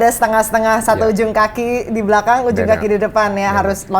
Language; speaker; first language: Indonesian; native; Indonesian